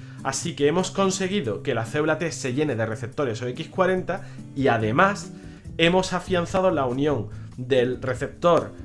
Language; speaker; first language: Spanish; native; Spanish